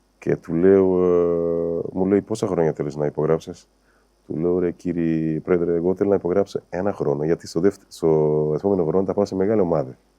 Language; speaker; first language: Greek; non-native, fluent; Portuguese